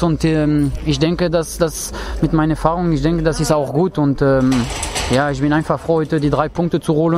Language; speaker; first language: German; non-native, fluent; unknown